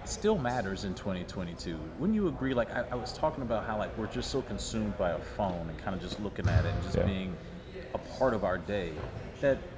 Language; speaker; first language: English; native; English